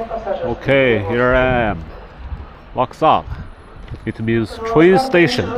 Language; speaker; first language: English; non-native, fluent; Chinese